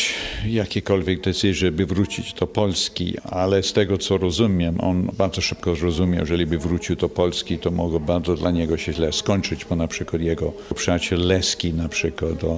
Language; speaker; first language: Polish; early bilingual, heritage; English